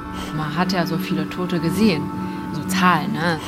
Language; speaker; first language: German; non-native, fluent; Chinese